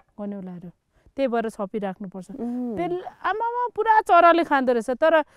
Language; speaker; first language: Nepali; native; Nepali